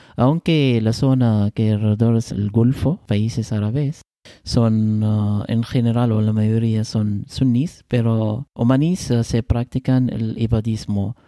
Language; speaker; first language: Spanish; non-native, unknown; Arabic